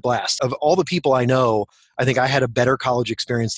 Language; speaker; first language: English; native; English